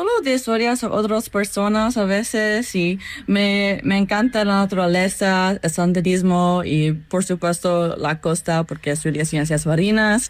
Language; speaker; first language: Spanish; non-native, learner; English